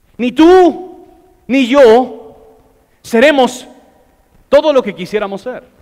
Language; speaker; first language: Spanish; non-native, fluent; English